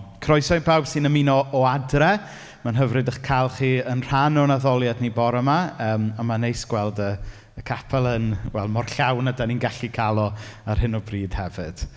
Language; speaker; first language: Welsh; native; Welsh